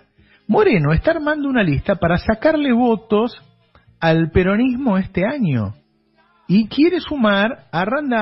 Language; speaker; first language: Spanish; native; Spanish